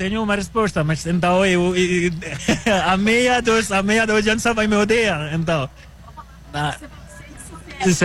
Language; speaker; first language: Portuguese; non-native, learner; French